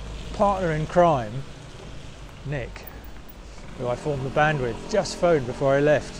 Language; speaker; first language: English; native; English